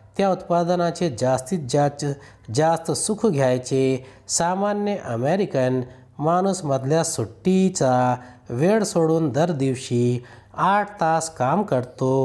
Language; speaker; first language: Marathi; non-native, local second language; Urdu